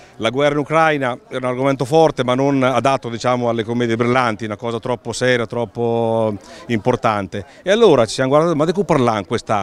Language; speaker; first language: Italian; native; Italian